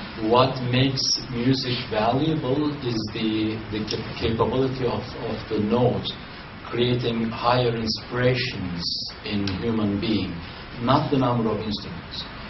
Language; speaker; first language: English; non-native, fluent; Turkish